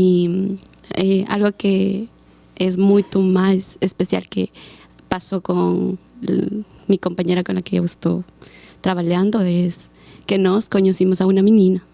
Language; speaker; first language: Portuguese; non-native, learner; Spanish